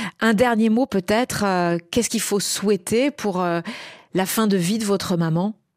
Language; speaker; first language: French; native; French